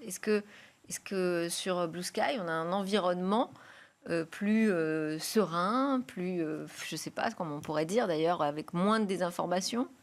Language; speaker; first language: French; native; French